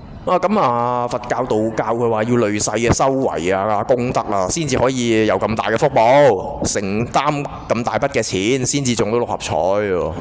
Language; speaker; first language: Cantonese; native; Cantonese